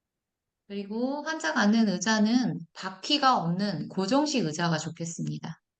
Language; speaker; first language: Korean; native; Korean